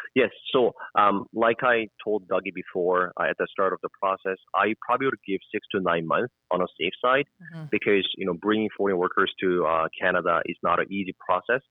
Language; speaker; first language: English; non-native, fluent; Korean